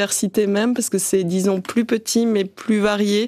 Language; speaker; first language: French; native; French